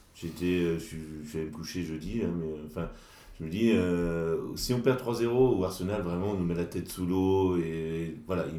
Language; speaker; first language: French; native; French